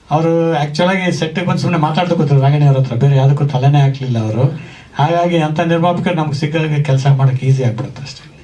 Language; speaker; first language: Kannada; native; Kannada